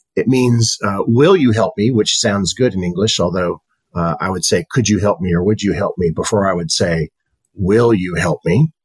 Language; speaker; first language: English; native; English